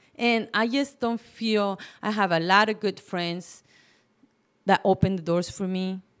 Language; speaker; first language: English; non-native, fluent; Spanish